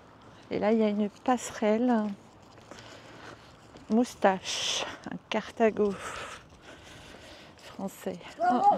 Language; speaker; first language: French; native; French